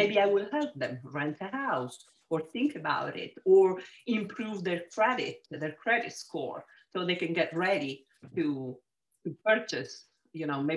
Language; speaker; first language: English; non-native, fluent; Italian